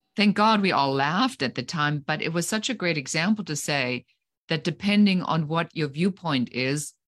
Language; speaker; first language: English; non-native, fluent; German